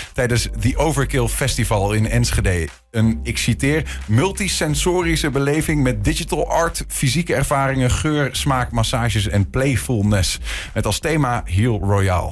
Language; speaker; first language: Dutch; native; Dutch